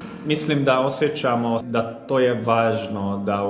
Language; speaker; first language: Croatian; non-native, local second language; Hungarian